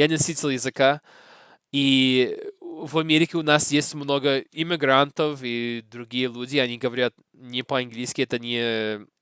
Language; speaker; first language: Russian; non-native, learner; English